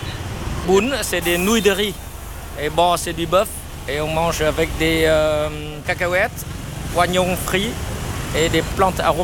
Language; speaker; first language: French; non-native, fluent; Vietnamese